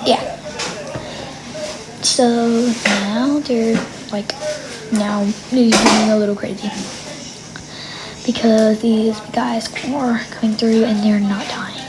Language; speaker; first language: English; native; English